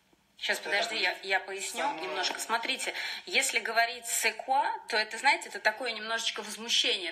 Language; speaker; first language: Russian; native; Russian